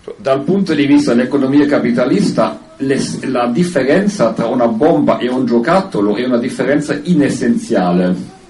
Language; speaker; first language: Italian; non-native, fluent; German